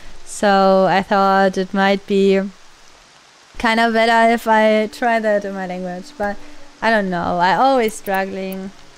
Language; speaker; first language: English; non-native, fluent; German